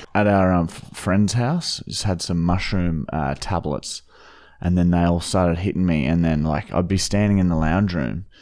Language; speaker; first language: English; early bilingual, other home language; German